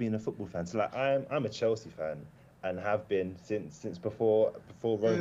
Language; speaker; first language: English; native; English